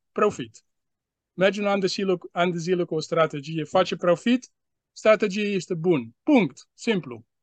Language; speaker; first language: Romanian; non-native, fluent; Dutch